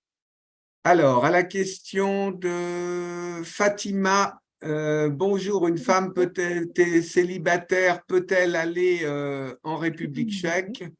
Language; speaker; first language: French; native; French